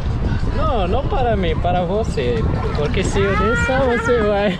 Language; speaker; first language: Portuguese; non-native, learner; Arabic